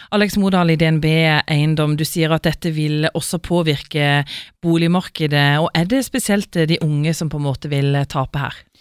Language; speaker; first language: Norwegian; native; Norwegian